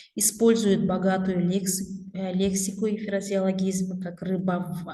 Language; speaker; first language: Russian; non-native, local second language; Kazakh